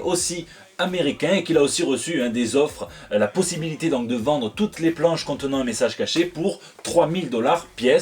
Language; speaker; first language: French; native; French